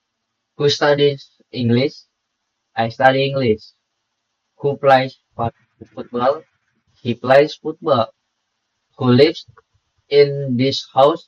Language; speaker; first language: English; non-native, learner; Indonesian